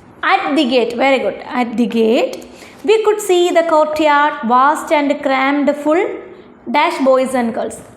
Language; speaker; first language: English; non-native, local second language; Malayalam